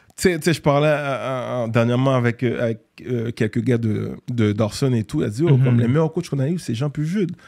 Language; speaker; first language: French; native; French